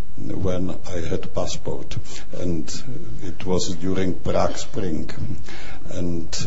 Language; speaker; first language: English; non-native, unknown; Czech